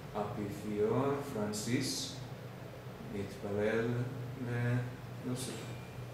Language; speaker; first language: Hebrew; non-native, learner; Finnish